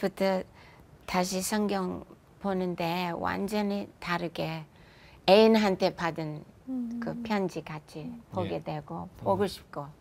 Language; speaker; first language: Korean; non-native, fluent; English